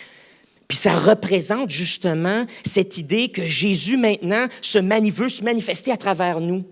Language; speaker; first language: French; native; French